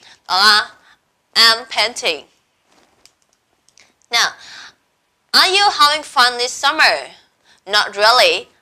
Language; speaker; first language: English; non-native, fluent; Vietnamese